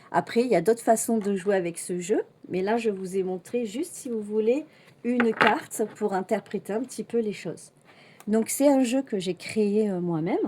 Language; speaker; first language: French; native; French